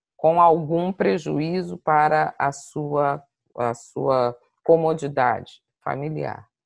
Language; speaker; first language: Portuguese; native; Portuguese